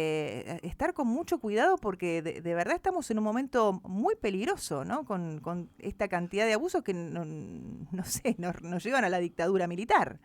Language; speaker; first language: Spanish; native; Spanish